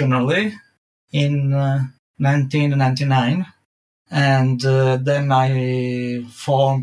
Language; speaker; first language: English; non-native, fluent; Italian